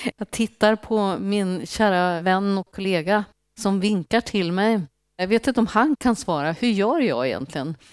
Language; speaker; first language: Swedish; native; Swedish